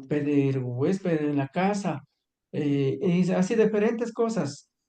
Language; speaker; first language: Spanish; non-native, local second language; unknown